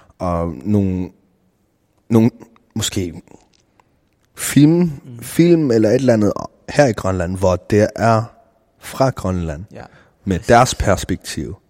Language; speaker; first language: Danish; non-native, local second language; Kalaallisut